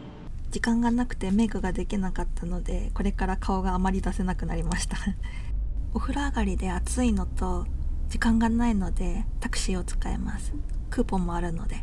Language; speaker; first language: Japanese; native; Japanese